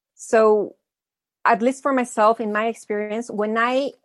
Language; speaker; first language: English; early bilingual, other home language; Spanish